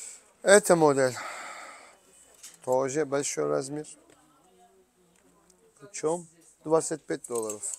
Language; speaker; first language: Russian; non-native, learner; Turkish